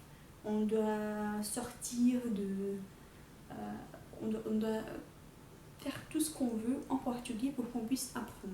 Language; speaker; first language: French; non-native, fluent; Portuguese